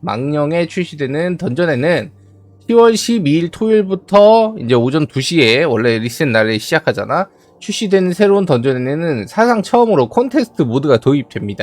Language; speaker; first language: Korean; native; Korean